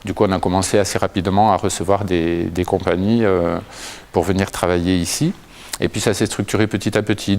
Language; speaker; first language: French; native; French